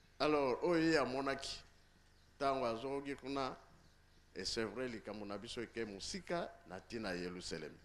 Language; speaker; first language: Lingala; non-native, local second language; Kongo